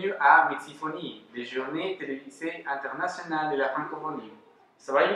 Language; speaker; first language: French; non-native, fluent; Spanish